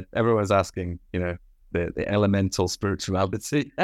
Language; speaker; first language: English; native; English